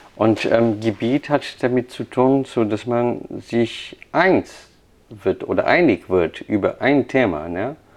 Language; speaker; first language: German; non-native, fluent; Portuguese